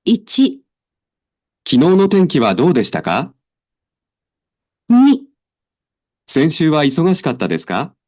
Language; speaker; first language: Japanese; non-native, learner; Indonesian